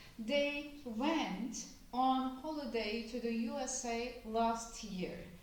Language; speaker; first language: English; non-native, fluent; Turkish